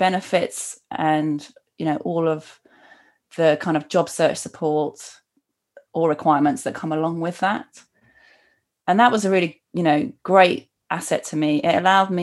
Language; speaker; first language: English; native; English